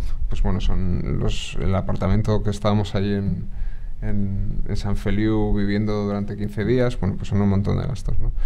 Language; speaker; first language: Spanish; native; Spanish